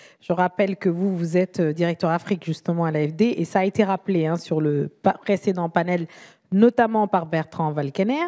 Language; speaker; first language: French; native; French